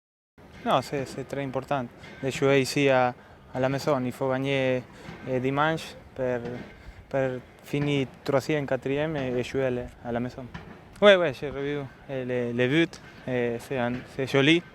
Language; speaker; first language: French; non-native, learner; Spanish